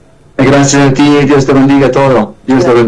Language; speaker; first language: Spanish; non-native, learner; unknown